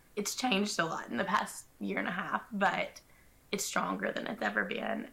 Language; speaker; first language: English; native; English